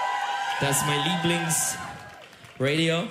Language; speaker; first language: German; non-native, learner; Turkish